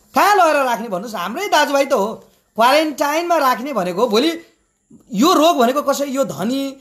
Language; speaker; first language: Nepali; native; Nepali